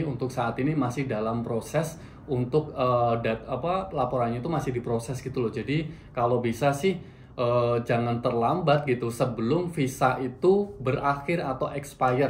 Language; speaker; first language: Indonesian; native; Indonesian